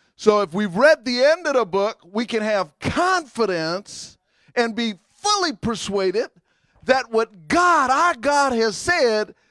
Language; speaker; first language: English; native; English